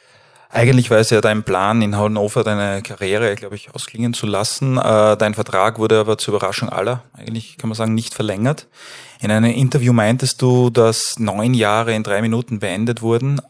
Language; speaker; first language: German; native; German